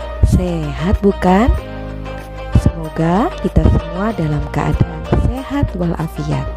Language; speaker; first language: Indonesian; native; Indonesian